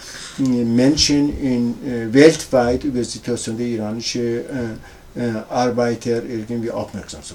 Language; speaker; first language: German; non-native, learner; Persian